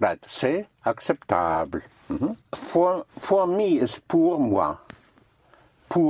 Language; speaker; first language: French; non-native, fluent; English